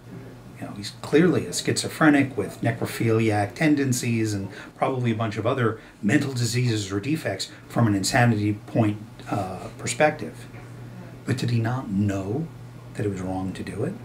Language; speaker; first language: English; native; English